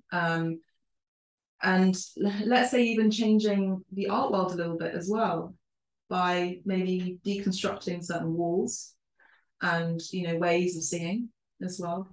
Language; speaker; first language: English; early bilingual, other home language; Spanish